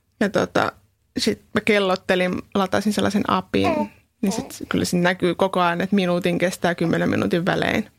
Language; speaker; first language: Finnish; native; Finnish